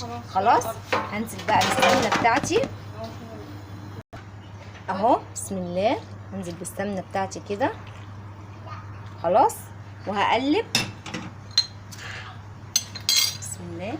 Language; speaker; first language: Arabic; native; Arabic